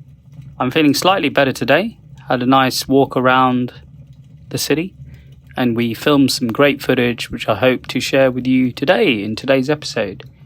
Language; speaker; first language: English; native; English